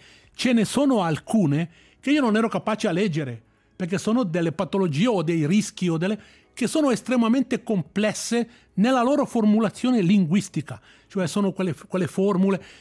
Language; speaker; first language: Italian; native; Italian